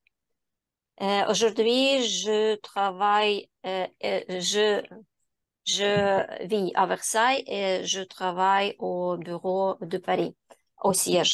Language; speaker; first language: French; non-native, learner; Ukrainian